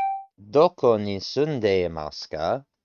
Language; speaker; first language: Japanese; non-native, learner; English